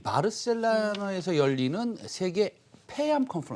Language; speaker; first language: Korean; native; Korean